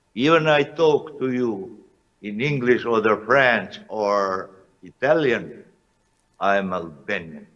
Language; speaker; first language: English; non-native, learner; Albanian